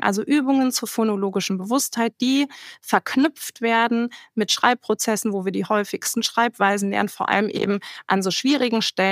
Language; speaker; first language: German; native; German